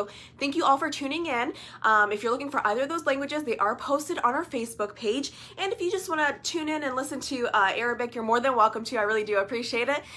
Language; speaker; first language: English; early bilingual, other home language; Arabic